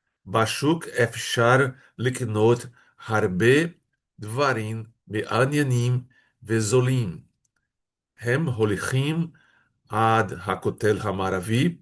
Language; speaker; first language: Hebrew; non-native, fluent; Portuguese